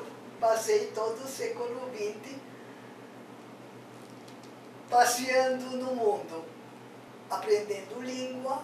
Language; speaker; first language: Portuguese; non-native, fluent; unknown